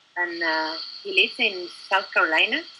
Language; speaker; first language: English; non-native, learner; Spanish